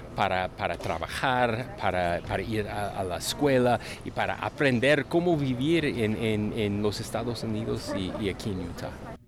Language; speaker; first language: Spanish; non-native, fluent; English